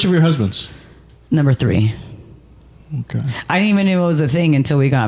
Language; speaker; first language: English; native; English